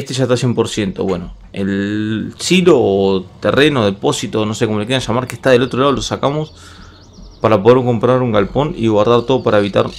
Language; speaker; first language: Spanish; native; Spanish